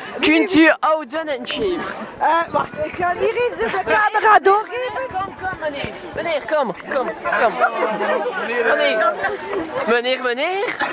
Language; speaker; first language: Dutch; non-native, local second language; French